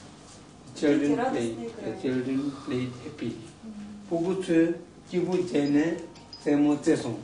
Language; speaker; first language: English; non-native, learner; Tibetan